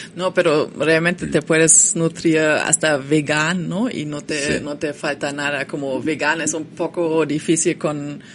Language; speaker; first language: Spanish; non-native, fluent; German